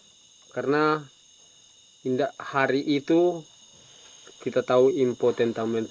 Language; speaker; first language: Indonesian; non-native, local second language; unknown